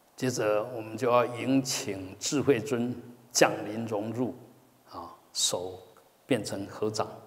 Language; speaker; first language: Chinese; native; Chinese